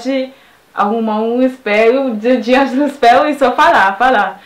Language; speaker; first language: Portuguese; non-native, fluent; French